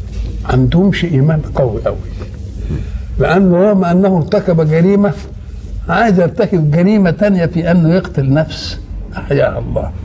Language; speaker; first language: Arabic; native; Arabic